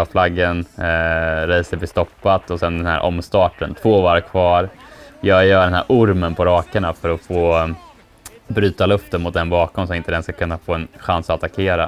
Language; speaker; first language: Swedish; native; Swedish